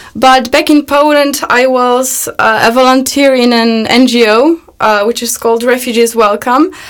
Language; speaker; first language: English; non-native, fluent; Polish